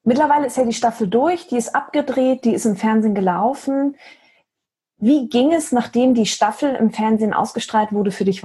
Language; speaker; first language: German; native; German